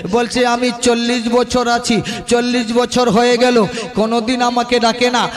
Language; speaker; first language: Bangla; non-native, local second language; Urdu